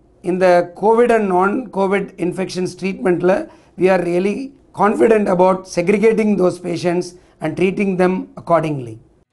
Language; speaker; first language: English; non-native, local second language; Tamil